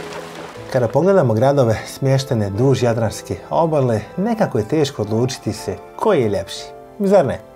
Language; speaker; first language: Croatian; native; Croatian